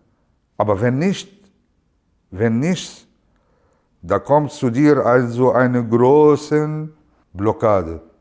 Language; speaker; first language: German; non-native, learner; Arabic